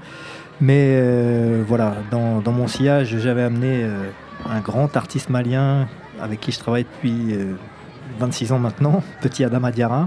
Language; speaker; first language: French; native; French